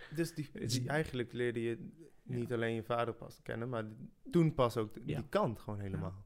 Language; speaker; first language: Dutch; early bilingual, other home language; French